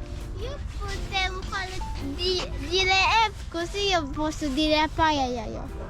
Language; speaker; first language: Italian; early bilingual, other home language; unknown